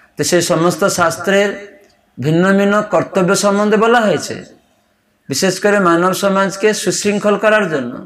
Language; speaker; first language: Bangla; non-native, fluent; Odia